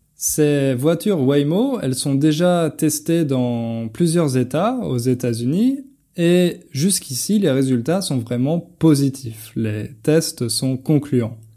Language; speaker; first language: French; native; French